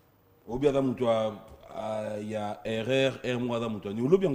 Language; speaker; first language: French; non-native, local second language; Lingala